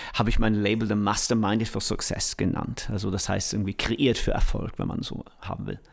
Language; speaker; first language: German; non-native, fluent; English